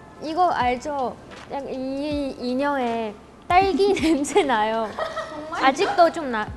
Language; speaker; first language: Korean; non-native, fluent; Chinese